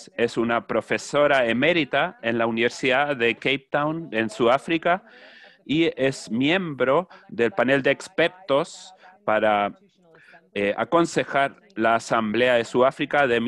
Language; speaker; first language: Spanish; non-native, fluent; English